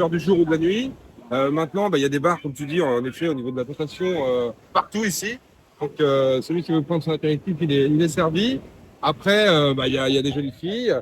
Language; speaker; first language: French; native; French